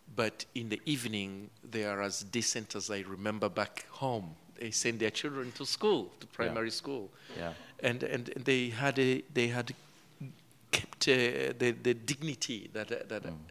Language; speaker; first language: English; non-native, local second language; Kinyarwanda